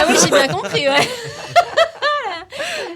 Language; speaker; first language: French; native; French